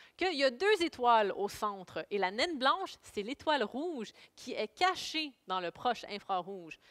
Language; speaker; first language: French; native; French